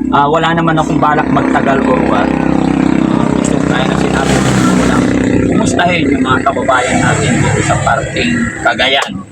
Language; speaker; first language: Filipino; non-native, local second language; Pangasinan